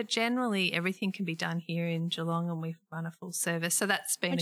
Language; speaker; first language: English; native; English